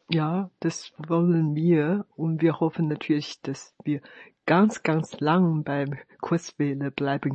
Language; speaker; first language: German; non-native, fluent; Chinese